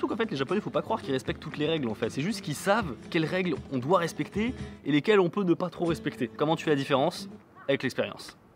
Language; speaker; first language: French; native; French